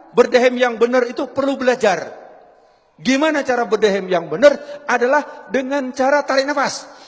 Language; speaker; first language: Indonesian; non-native, local second language; Javanese